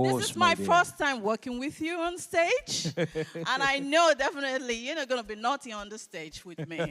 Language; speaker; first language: English; non-native, local second language; Igbo